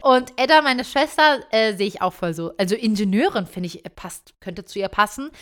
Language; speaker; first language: German; early bilingual, other home language; Turkish